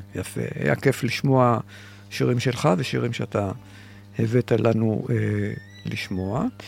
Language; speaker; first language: Hebrew; native; Hebrew